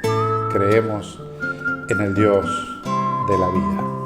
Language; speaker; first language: Spanish; native; Spanish